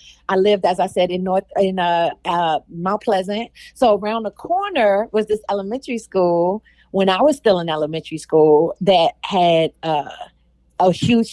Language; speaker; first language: English; native; English